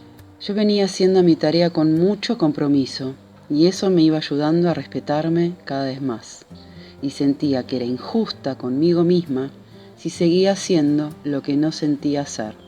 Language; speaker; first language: Spanish; native; Spanish